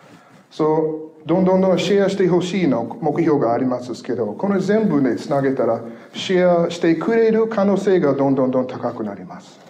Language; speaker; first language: Japanese; non-native, fluent; English